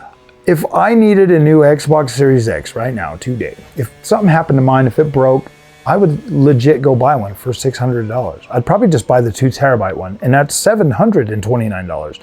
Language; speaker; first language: English; native; English